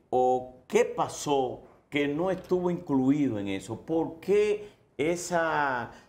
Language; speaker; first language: Spanish; native; Spanish